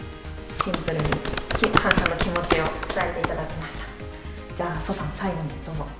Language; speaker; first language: Japanese; native; Japanese